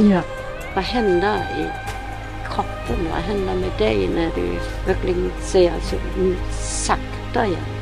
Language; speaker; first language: Swedish; non-native, fluent; German